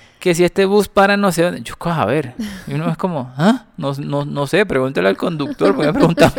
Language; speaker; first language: Spanish; native; Spanish